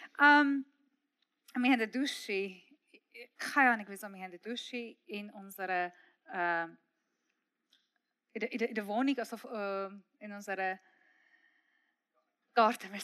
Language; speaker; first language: German; non-native, fluent; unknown